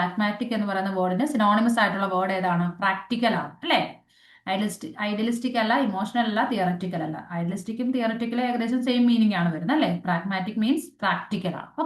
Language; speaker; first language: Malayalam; native; Malayalam